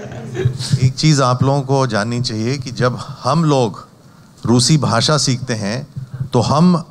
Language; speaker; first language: Hindi; native; Hindi